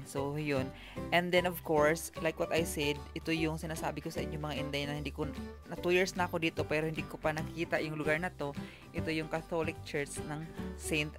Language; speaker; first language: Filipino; non-native, local second language; Cebuano